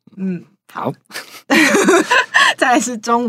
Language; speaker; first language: Chinese; native; Chinese